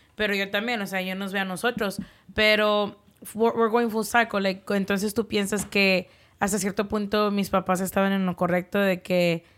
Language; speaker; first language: Spanish; early bilingual, heritage; Spanish